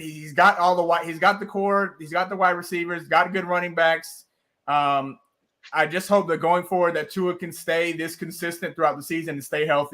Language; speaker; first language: English; native; English